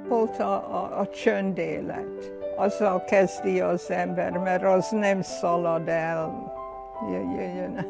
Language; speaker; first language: Hungarian; early bilingual, heritage; Hungarian